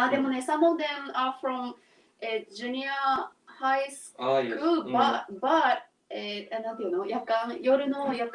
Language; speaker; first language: English; non-native, learner; Japanese